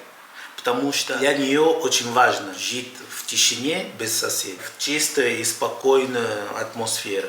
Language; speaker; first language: Russian; non-native, fluent; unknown